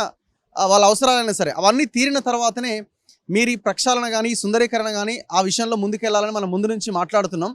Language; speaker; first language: Telugu; native; Telugu